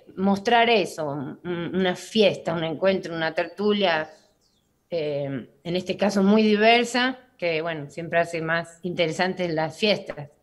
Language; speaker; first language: Spanish; native; Spanish